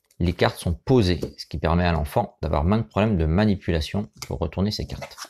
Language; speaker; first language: French; native; French